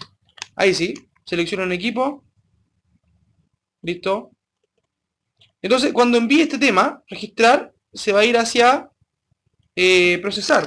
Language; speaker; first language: Spanish; native; Spanish